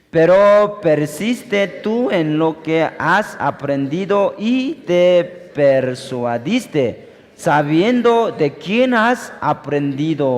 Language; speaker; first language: Spanish; non-native, fluent; Korean